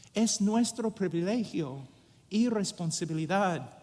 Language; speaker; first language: Spanish; non-native, fluent; English